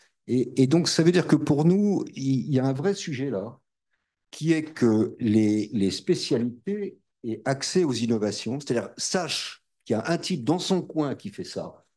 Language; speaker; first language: French; native; French